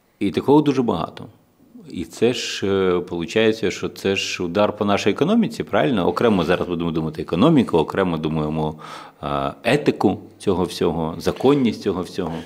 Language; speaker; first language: Ukrainian; non-native, local second language; Russian